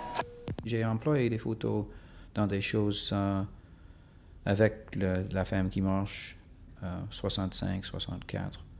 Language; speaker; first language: French; non-native, fluent; English